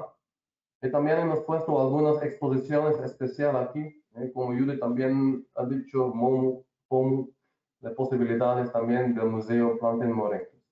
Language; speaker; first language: Spanish; non-native, learner; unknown